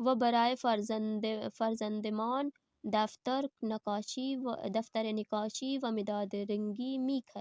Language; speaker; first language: Persian; non-native, fluent; Urdu